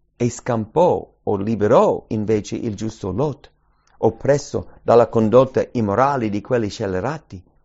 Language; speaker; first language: Italian; early bilingual, heritage; English